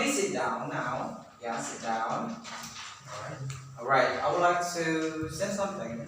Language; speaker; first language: English; non-native, learner; Indonesian